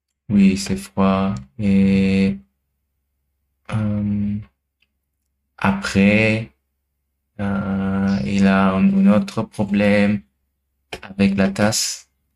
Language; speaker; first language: French; non-native, learner; German